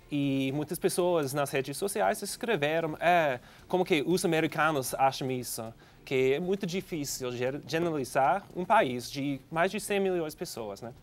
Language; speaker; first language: Portuguese; non-native, fluent; English